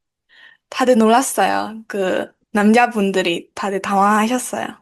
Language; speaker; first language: Korean; non-native, learner; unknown